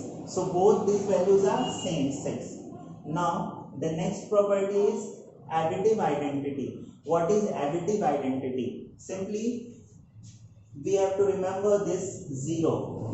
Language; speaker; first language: English; non-native, local second language; Hindi